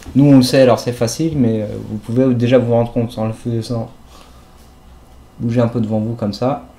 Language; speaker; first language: French; native; French